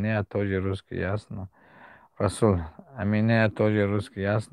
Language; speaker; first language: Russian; non-native, learner; Tajik